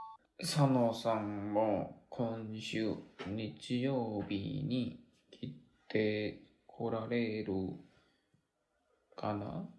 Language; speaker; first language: Japanese; non-native, learner; Korean